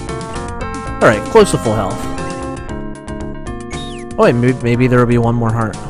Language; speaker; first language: English; native; English